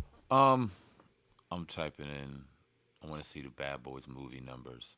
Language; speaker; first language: English; native; English